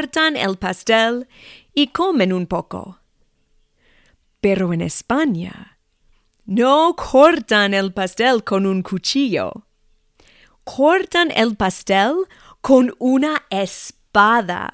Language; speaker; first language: Spanish; non-native, fluent; English